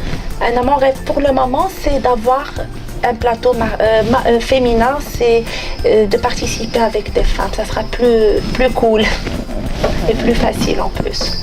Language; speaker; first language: French; non-native, local second language; Arabic